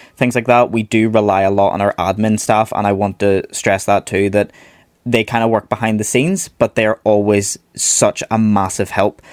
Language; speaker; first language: English; native; English